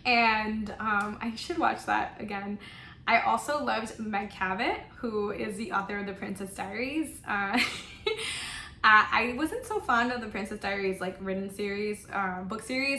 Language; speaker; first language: English; non-native, local second language; Spanish